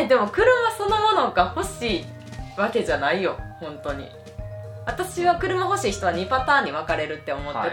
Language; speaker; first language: Japanese; native; Japanese